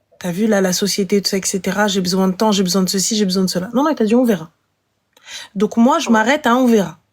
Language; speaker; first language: French; native; French